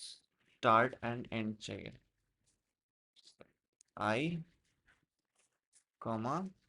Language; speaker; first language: English; non-native, local second language; Hindi